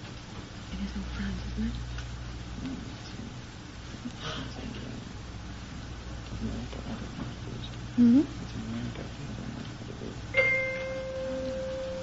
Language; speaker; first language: English; non-native, fluent; Hebrew